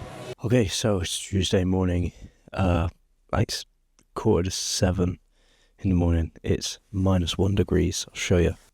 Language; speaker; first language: English; native; English